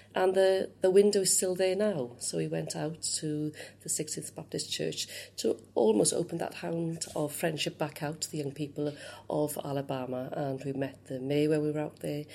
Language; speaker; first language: English; native; English